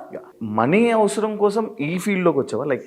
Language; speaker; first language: Telugu; native; Telugu